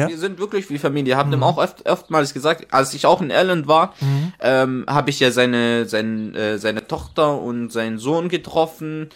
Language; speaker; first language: German; non-native, fluent; Arabic